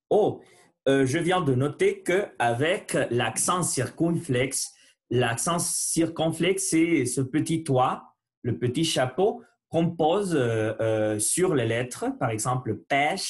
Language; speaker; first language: French; non-native, learner; Spanish